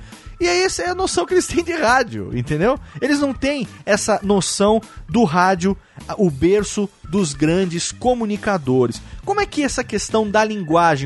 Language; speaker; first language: Portuguese; native; Portuguese